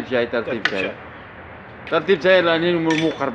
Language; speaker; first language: Arabic; non-native, learner; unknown